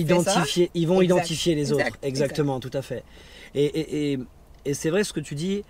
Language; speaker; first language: French; native; French